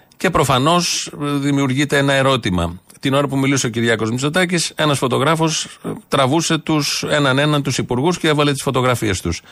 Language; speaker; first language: Greek; native; Greek